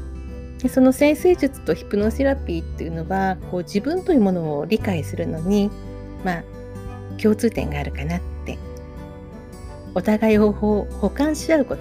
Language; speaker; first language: Japanese; native; Japanese